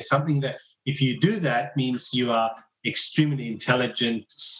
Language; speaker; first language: English; non-native, fluent; Somali